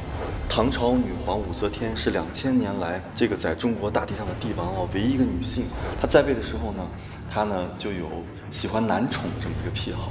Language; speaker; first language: Chinese; native; Chinese